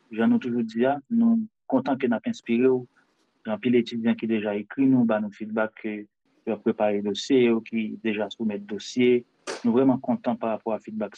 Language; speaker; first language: French; non-native, local second language; Haitian Creole